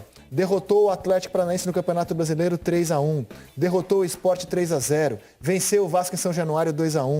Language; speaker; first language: Portuguese; native; Portuguese